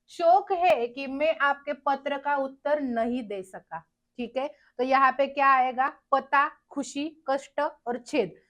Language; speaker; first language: Hindi; non-native, local second language; Marathi